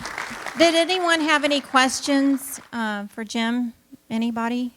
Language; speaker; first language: English; native; English